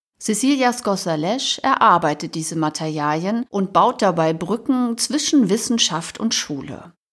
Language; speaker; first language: German; native; German